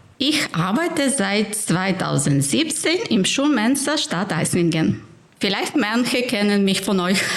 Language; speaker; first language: German; non-native, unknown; Ukrainian